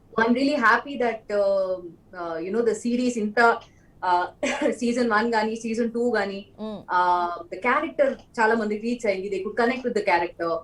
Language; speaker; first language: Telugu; non-native, local second language; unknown